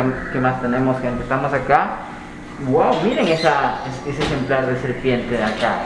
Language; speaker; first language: Spanish; native; Spanish